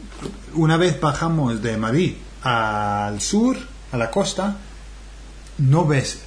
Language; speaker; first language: Spanish; non-native, fluent; English